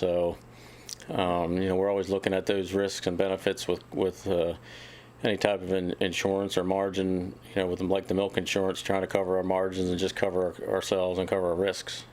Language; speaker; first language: English; native; English